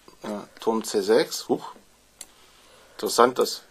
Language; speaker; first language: German; native; German